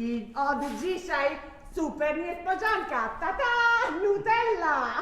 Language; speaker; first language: Polish; non-native, learner; Italian